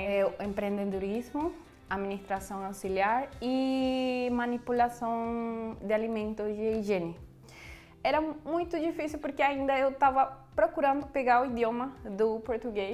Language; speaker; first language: Portuguese; non-native, fluent; Spanish